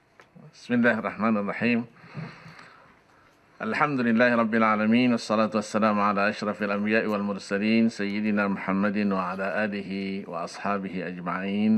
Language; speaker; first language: Arabic; non-native, fluent; Indonesian